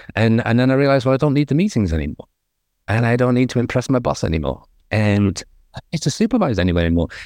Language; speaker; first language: English; native; English